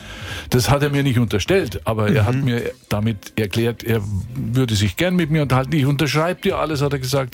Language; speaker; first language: German; native; German